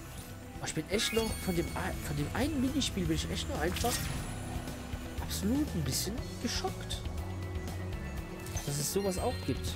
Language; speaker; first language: German; native; German